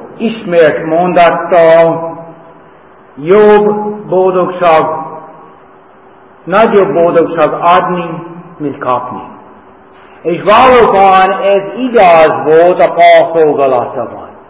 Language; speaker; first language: Hungarian; non-native, learner; English